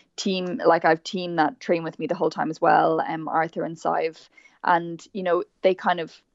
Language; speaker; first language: English; native; English